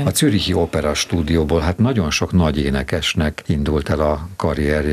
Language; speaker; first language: Hungarian; native; Hungarian